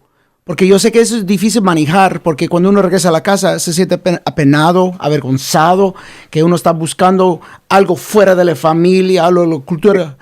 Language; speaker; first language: Spanish; early bilingual, heritage; Spanish